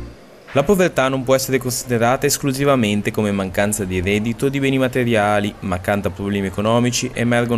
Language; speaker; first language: Italian; native; Italian